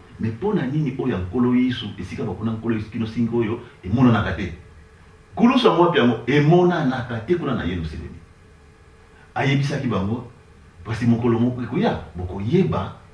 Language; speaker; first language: Lingala; non-native, local second language; Kongo